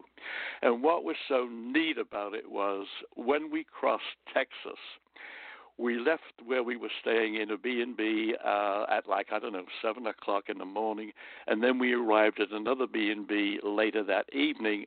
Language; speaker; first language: English; native; English